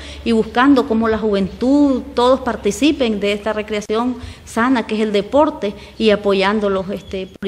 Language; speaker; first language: Spanish; native; Spanish